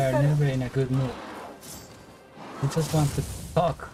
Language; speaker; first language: English; non-native, learner; Japanese